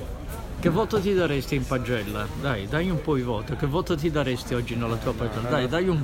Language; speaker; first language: Italian; native; Italian